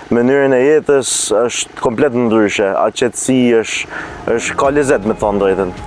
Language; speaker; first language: Albanian; early bilingual, heritage; Albanian